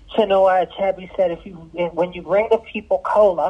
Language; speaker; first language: English; early bilingual, other home language; Arabic